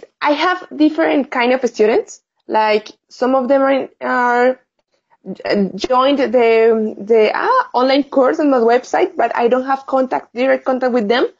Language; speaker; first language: English; non-native, learner; Spanish